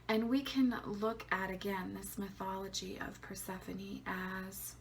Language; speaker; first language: English; native; English